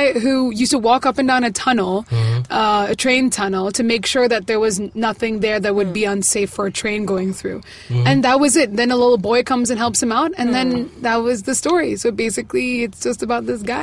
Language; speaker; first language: English; non-native, local second language; Malayalam